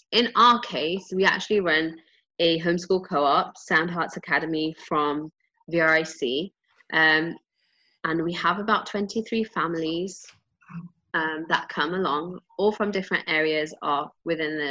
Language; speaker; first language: English; native; English